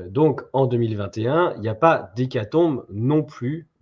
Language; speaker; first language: French; native; French